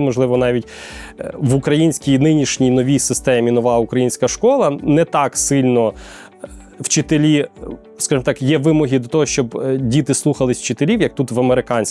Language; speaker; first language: Ukrainian; native; Ukrainian